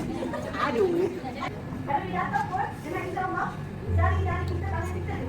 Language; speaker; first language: Malay; native; Malay